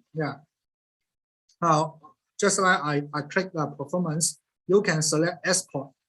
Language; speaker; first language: English; non-native, learner; Cantonese